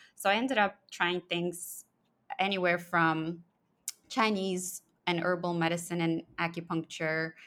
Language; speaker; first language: English; early bilingual, other home language; Russian